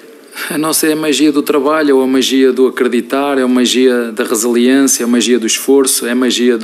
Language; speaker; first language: Portuguese; native; Portuguese